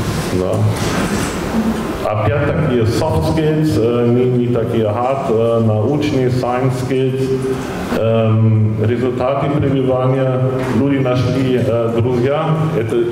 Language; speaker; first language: Russian; non-native, fluent; German